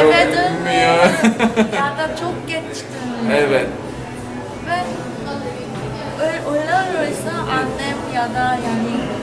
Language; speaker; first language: Turkish; non-native, learner; Korean